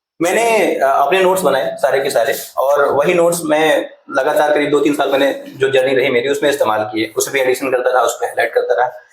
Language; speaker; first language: Hindi; native; Hindi